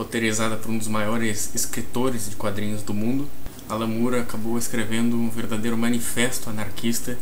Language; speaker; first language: Portuguese; native; Portuguese